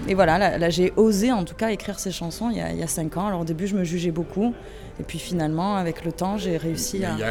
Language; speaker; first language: French; native; French